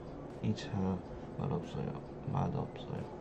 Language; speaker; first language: Korean; non-native, learner; English